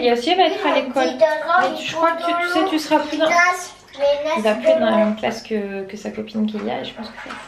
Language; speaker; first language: French; native; French